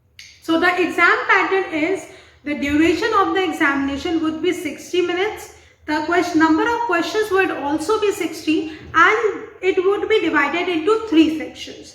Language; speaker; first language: English; non-native, local second language; Hindi